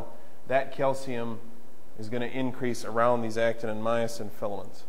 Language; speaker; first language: English; native; English